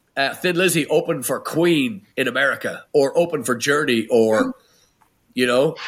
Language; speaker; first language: English; native; English